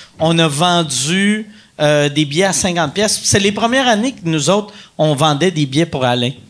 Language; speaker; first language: French; native; French